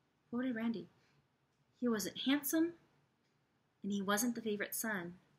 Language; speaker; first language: English; native; English